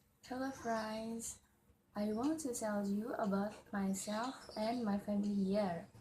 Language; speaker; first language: English; non-native, learner; Indonesian